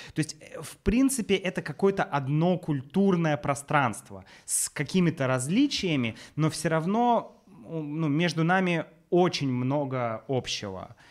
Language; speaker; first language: Russian; native; Russian